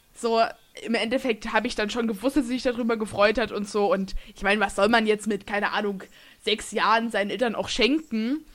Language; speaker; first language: German; native; German